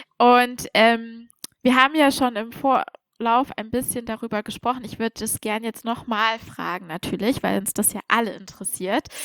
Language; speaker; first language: German; native; German